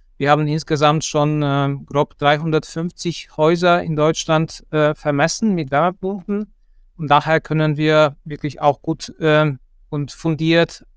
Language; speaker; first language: German; non-native, fluent; Polish